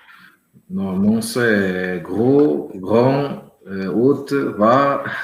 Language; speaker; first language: French; non-native, learner; Portuguese